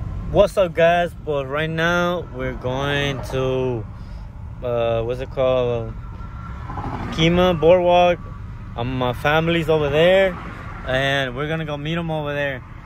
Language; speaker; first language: English; early bilingual, other home language; Spanish